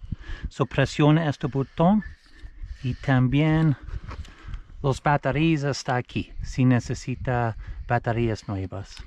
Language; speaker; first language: Spanish; non-native, learner; English